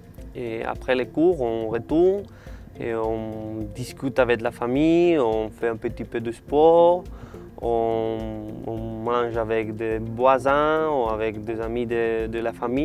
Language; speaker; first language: French; non-native, learner; Spanish